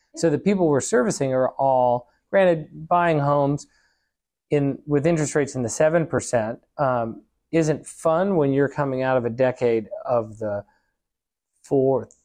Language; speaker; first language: English; native; English